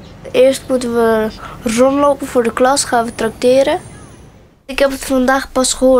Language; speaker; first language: Dutch; early bilingual, other home language; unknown